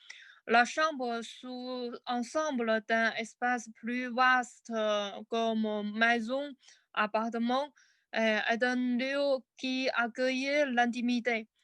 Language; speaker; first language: French; non-native, learner; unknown